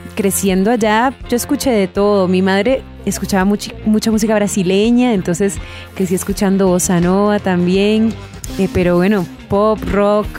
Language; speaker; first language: Spanish; native; Spanish